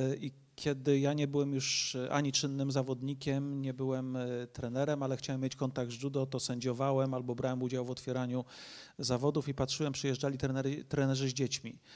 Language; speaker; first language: Polish; native; Polish